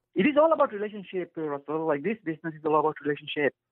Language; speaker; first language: English; non-native, fluent; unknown